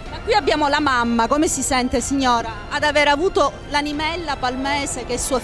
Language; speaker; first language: Italian; native; Italian